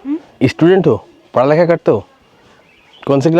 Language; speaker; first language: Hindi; non-native, learner; Bangla